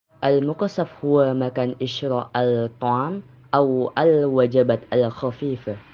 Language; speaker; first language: Arabic; non-native, learner; Indonesian